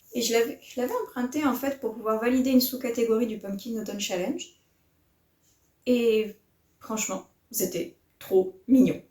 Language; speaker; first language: French; native; French